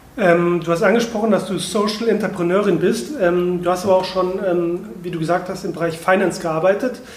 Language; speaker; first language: German; native; German